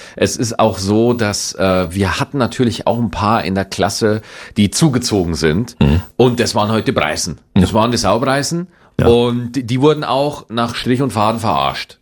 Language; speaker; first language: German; native; German